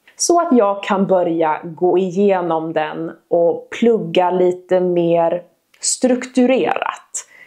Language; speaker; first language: Swedish; native; Swedish